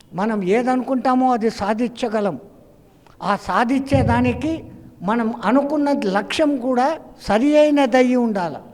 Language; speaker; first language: Telugu; non-native, fluent; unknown